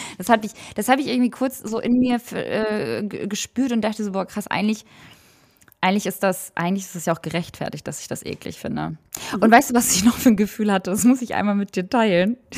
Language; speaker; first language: German; early bilingual, other home language; Albanian